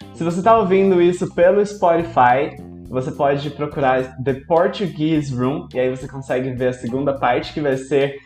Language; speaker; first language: English; non-native, fluent; Portuguese